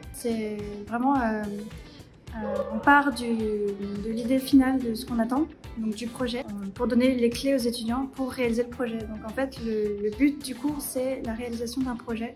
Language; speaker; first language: French; non-native, fluent; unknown